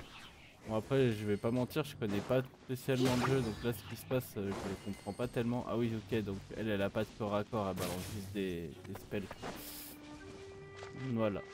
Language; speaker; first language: French; native; French